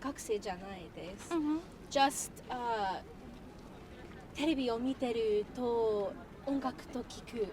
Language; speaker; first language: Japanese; non-native, learner; English